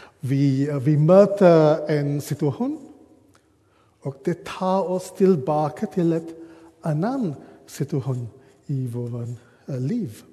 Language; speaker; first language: Swedish; non-native, learner; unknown